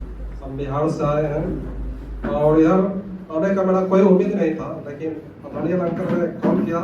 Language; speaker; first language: Hindi; non-native, local second language; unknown